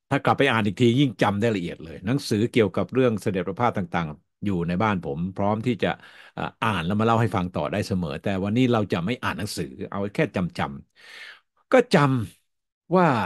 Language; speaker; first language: Thai; native; Thai